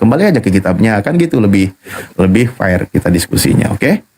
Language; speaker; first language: Indonesian; native; Indonesian